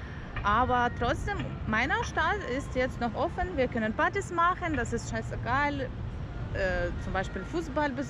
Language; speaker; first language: German; non-native, learner; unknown